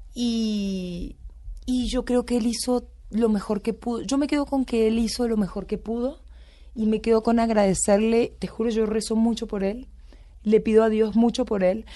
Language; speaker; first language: Spanish; native; Spanish